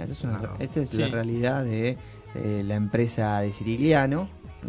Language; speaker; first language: Spanish; native; Spanish